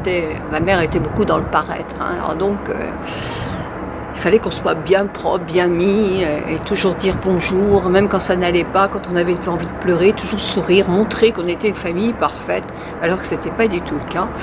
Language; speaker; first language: French; native; French